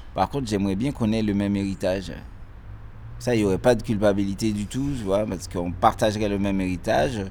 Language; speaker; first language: French; non-native, local second language; Haitian Creole